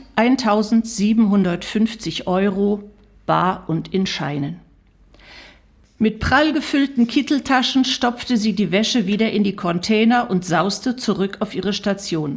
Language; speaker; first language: German; native; German